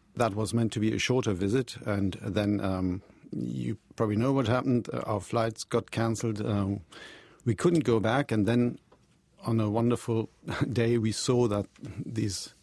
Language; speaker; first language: English; non-native, fluent; German